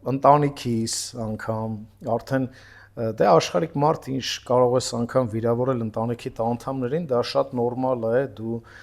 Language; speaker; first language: Armenian; native; Armenian